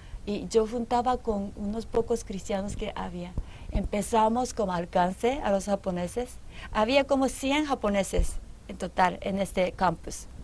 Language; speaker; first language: Spanish; non-native, fluent; Japanese